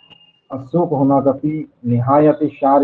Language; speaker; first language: Arabic; non-native, learner; Urdu